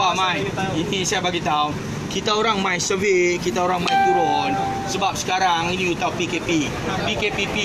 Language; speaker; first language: Malay; native; Malay